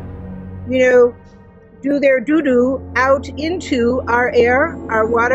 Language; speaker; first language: English; native; English